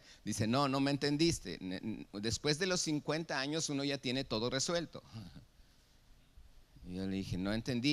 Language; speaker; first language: Spanish; native; Spanish